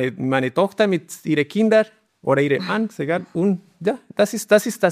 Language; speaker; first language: German; non-native, learner; Spanish